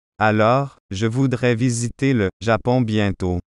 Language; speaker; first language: French; non-native, fluent; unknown